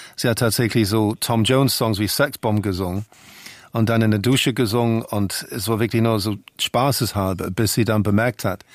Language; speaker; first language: German; non-native, fluent; English